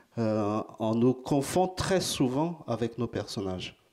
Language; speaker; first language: French; non-native, local second language; Malagasy